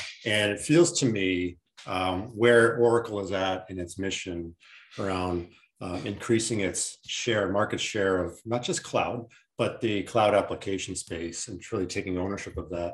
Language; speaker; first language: English; native; English